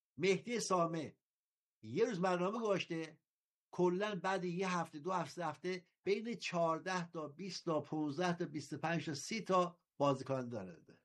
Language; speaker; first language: Persian; native; Persian